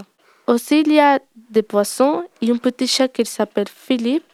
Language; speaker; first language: French; non-native, learner; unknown